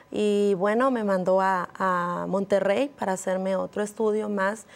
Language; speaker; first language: Spanish; native; Spanish